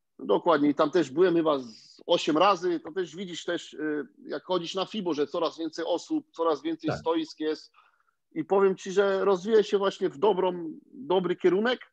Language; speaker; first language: Polish; early bilingual, heritage; Polish